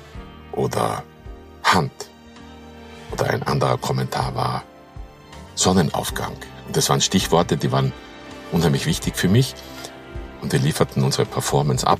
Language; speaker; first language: German; native; German